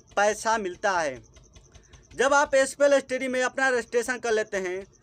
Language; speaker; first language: Hindi; native; Hindi